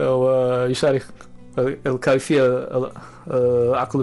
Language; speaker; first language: Arabic; non-native, learner; Japanese